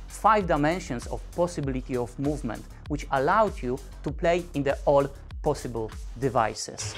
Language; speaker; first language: English; non-native, fluent; Polish